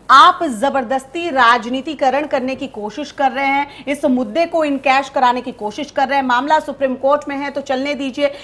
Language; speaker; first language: Hindi; native; Hindi